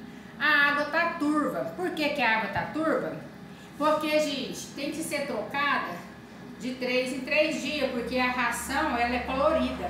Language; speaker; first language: Portuguese; native; Portuguese